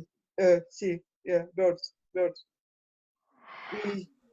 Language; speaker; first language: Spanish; non-native, learner; Russian